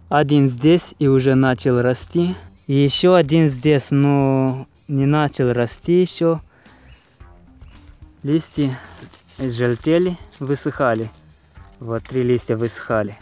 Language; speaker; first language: Russian; non-native, fluent; Romanian